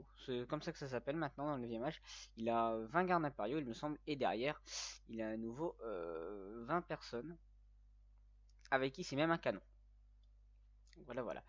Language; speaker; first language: French; native; French